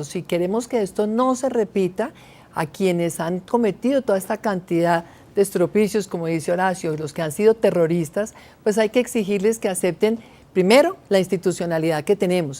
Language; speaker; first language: Spanish; native; Spanish